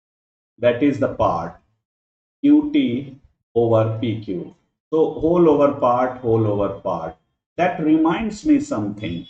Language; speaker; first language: English; non-native, local second language; Hindi